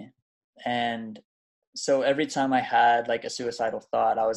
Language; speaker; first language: English; early bilingual, other home language; German